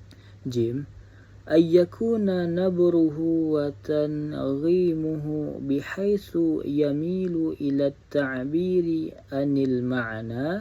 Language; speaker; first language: Arabic; non-native, learner; Indonesian